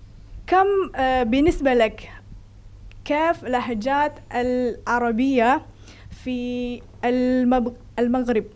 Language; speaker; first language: Arabic; non-native, fluent; Indonesian